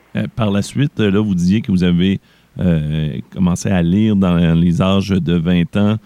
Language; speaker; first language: French; native; French